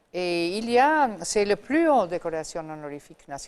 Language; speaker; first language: French; non-native, fluent; Albanian